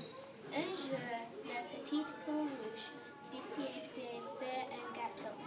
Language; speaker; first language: French; non-native, learner; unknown